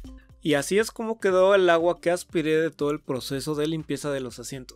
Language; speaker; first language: Spanish; native; Spanish